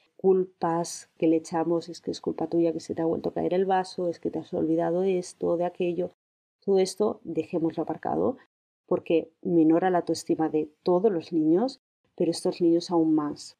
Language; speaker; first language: Spanish; native; Spanish